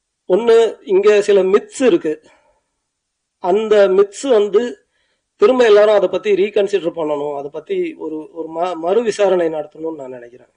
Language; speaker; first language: Tamil; native; Tamil